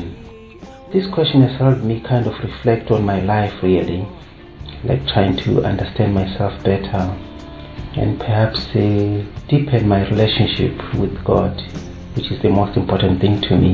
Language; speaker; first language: English; non-native, local second language; Shona